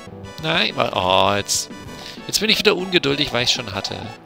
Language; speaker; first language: German; native; German